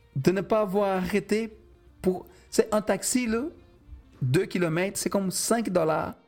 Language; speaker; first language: French; non-native, fluent; Portuguese